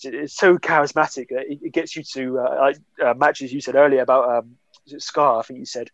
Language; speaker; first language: English; native; English